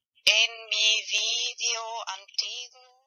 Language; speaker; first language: Spanish; non-native, learner; German